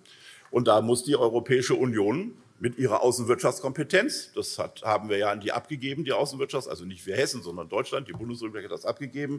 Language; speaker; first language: German; native; German